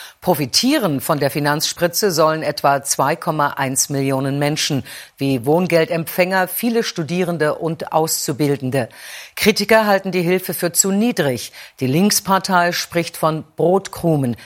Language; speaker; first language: German; native; German